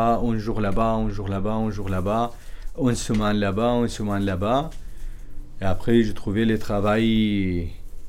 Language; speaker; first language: French; non-native, learner; Kurdish